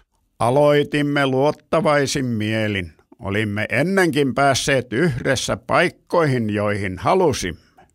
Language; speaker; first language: Finnish; native; Finnish